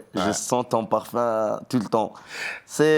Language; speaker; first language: French; non-native, learner; Arabic